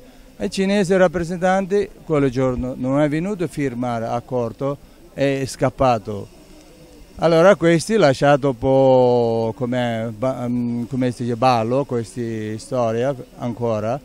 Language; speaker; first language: Italian; non-native, learner; Tibetan